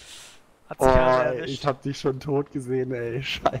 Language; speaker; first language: German; native; German